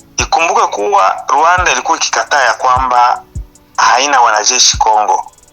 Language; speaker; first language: Swahili; native; Swahili